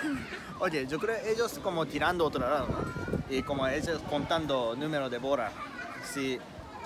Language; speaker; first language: Spanish; non-native, learner; Japanese